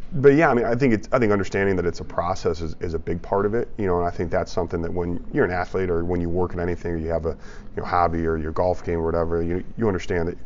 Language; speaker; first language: English; native; English